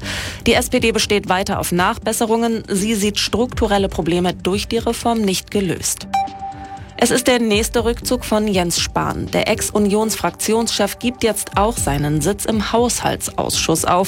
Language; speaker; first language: German; native; German